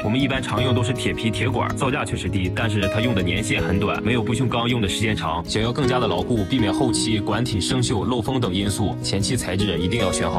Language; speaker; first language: Chinese; native; Chinese